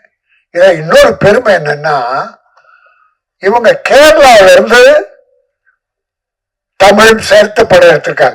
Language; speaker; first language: Tamil; native; Tamil